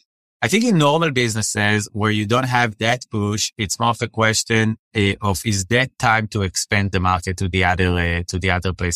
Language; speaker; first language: English; non-native, fluent; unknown